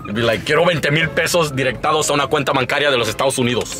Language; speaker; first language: Spanish; early bilingual, heritage; Spanish